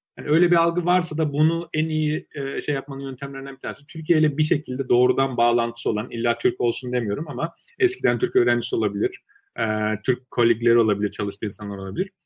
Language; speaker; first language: Turkish; early bilingual, other home language; Azerbaijani